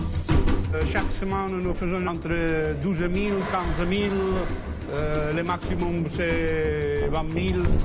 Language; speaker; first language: French; non-native, fluent; Spanish